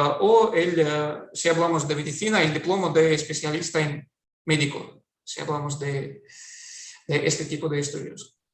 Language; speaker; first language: Spanish; non-native, fluent; Russian